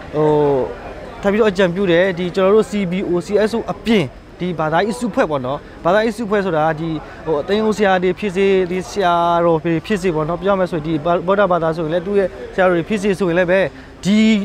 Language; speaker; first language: Burmese; non-native, local second language; S'gaw Karen